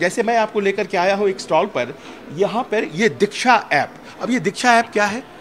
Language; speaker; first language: Hindi; native; Hindi